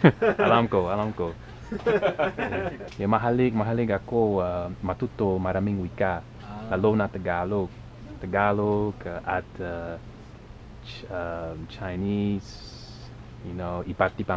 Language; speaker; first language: Filipino; non-native, learner; English